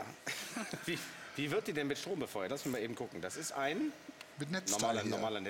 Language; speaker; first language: German; native; German